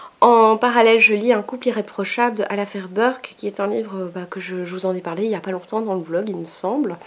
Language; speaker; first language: French; native; French